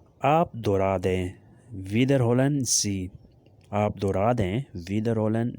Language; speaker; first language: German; non-native, learner; Urdu